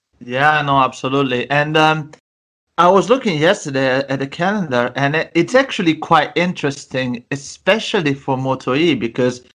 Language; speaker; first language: English; non-native, fluent; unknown